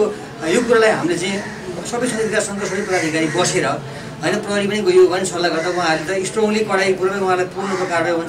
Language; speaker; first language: Nepali; native; Nepali